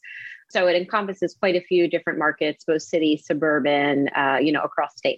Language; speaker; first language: English; native; English